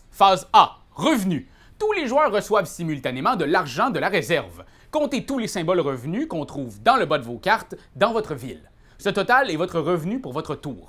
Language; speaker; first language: French; native; French